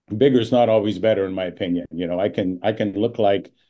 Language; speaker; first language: English; native; English